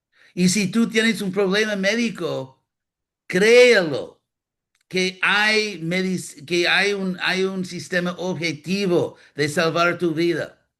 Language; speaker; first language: Spanish; non-native, fluent; English